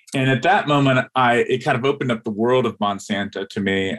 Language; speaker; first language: English; native; English